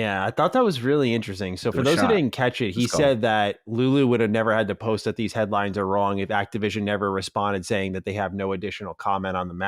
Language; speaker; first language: English; native; English